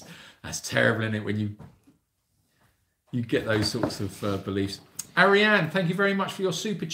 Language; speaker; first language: English; native; English